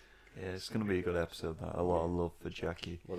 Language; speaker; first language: English; native; English